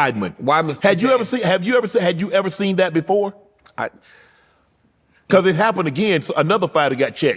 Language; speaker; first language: English; native; English